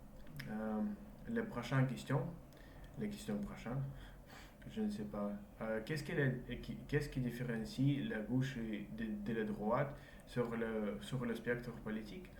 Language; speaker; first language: French; non-native, learner; Russian